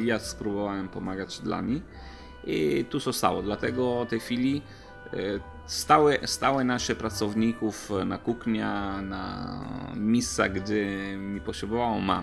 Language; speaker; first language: Polish; non-native, learner; Italian